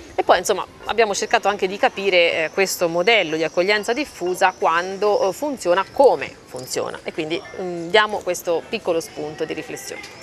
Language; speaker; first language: Italian; native; Italian